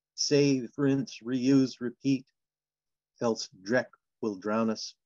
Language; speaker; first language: English; native; English